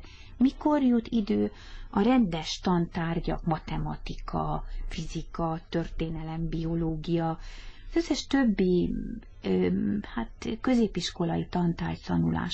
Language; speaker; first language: Hungarian; native; Hungarian